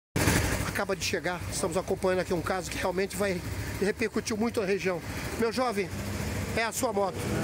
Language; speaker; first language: Portuguese; native; Portuguese